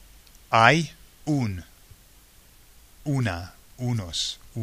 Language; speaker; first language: Spanish; non-native, fluent; English